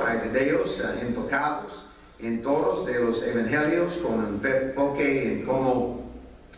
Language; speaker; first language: Spanish; non-native, fluent; English